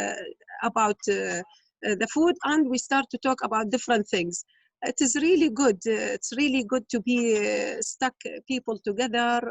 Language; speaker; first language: English; non-native, learner; Arabic